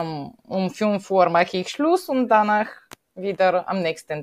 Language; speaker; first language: German; non-native, fluent; Bulgarian